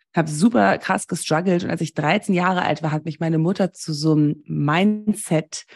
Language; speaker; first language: German; early bilingual, heritage; German